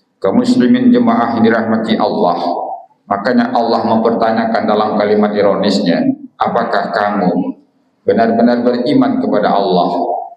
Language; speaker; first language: Malay; non-native, local second language; Minangkabau